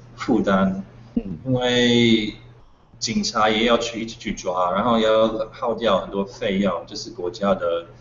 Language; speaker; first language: Chinese; non-native, fluent; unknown